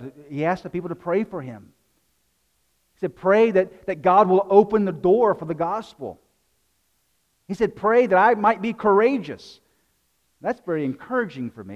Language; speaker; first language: English; native; English